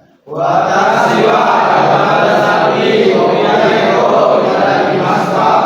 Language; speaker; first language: Japanese; non-native, learner; Indonesian